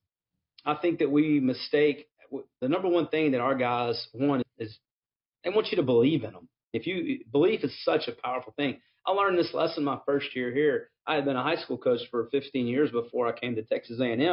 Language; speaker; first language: English; native; English